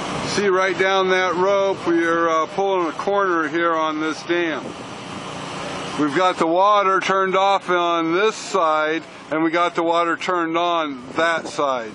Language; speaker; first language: English; native; English